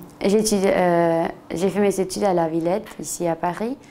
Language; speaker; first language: French; non-native, fluent; Spanish